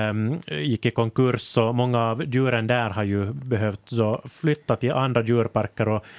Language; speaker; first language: Swedish; native; Swedish